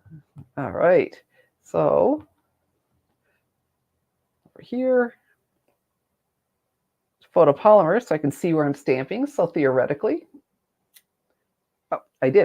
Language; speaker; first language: English; native; English